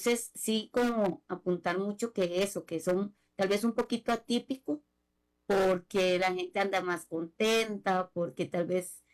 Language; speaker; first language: Spanish; native; Spanish